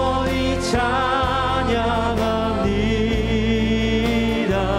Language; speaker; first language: Korean; native; Korean